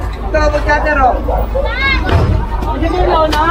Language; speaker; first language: Filipino; native; Filipino